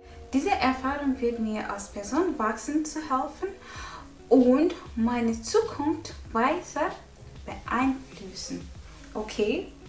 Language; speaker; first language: German; non-native, learner; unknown